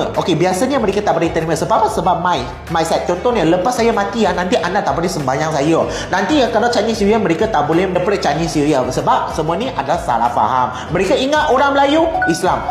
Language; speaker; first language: Malay; non-native, local second language; Chinese